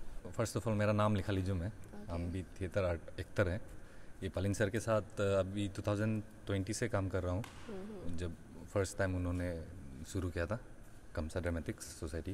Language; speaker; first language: Hindi; non-native, local second language; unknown